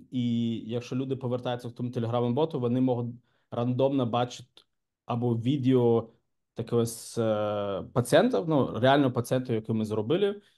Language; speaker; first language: Ukrainian; non-native, local second language; Russian